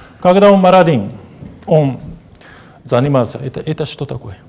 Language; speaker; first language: Russian; non-native, fluent; Japanese